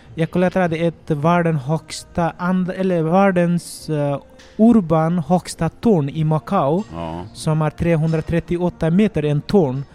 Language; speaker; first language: Swedish; non-native, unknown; Nepali